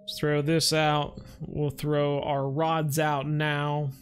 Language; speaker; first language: English; native; English